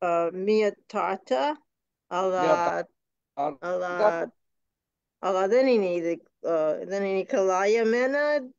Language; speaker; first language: Greek; non-native, learner; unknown